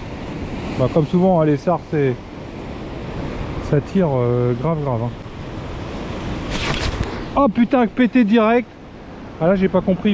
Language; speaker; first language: French; native; French